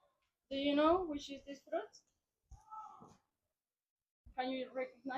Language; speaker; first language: English; non-native, fluent; Spanish